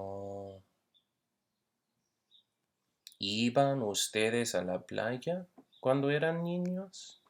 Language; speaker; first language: Spanish; non-native, fluent; English